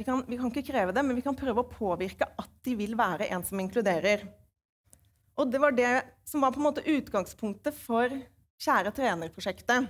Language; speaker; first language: Norwegian; native; Norwegian